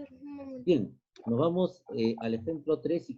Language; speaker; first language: Spanish; native; Spanish